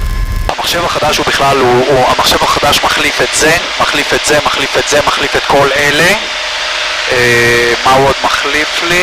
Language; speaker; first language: Hebrew; native; Hebrew